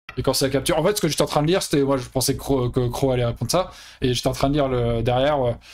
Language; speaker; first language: French; native; French